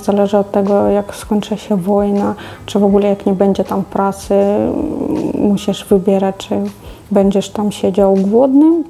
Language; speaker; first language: Polish; non-native, fluent; Russian